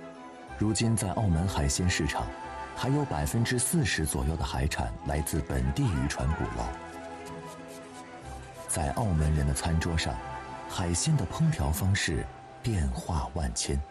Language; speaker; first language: Chinese; native; Chinese